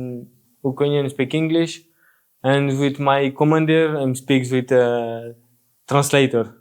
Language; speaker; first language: English; non-native, learner; French